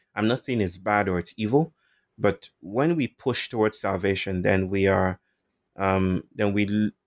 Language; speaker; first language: English; non-native, local second language; Yoruba